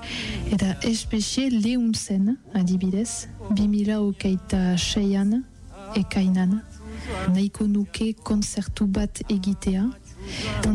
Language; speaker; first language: Basque; non-native, learner; French